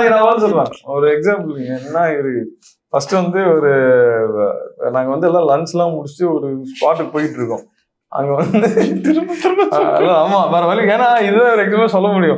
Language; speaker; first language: Tamil; native; Tamil